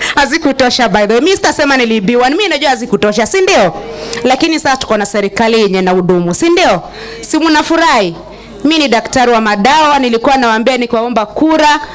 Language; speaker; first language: Swahili; non-native, local second language; Kamba